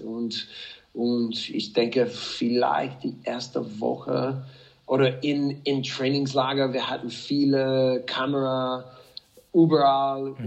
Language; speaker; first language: German; non-native, fluent; English